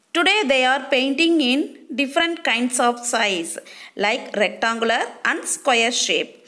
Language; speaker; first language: English; non-native, local second language; Tamil